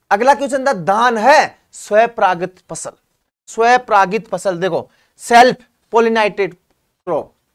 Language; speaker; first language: Hindi; native; Hindi